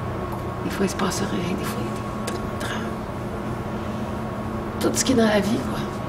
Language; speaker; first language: French; native; French